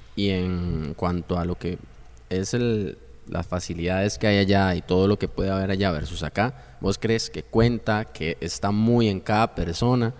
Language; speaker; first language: Spanish; native; Spanish